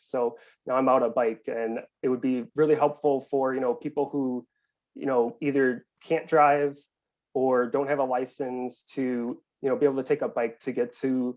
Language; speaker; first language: English; native; English